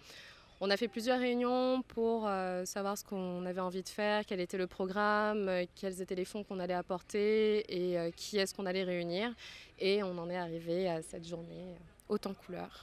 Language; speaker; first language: French; native; French